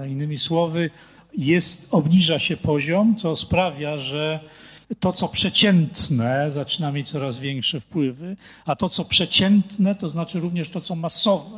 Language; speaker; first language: Polish; native; Polish